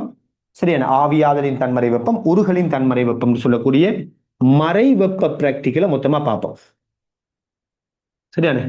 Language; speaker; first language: Tamil; native; Tamil